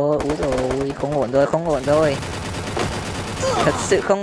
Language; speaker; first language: Vietnamese; native; Vietnamese